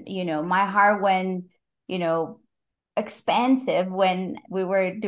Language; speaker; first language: English; non-native, fluent; Spanish